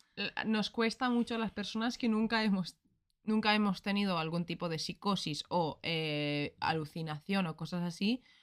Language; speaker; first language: Spanish; early bilingual, other home language; English